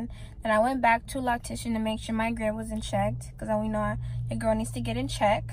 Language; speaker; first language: English; native; English